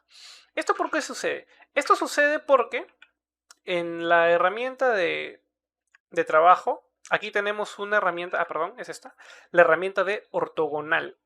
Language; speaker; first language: Spanish; native; Spanish